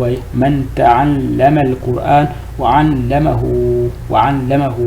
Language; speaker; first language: Arabic; non-native, fluent; French